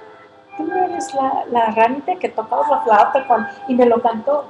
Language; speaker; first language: Spanish; early bilingual, heritage; English